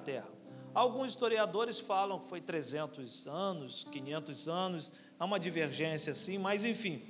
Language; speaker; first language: Portuguese; native; Portuguese